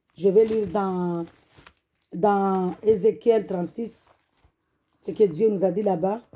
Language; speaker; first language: French; non-native, local second language; Comorian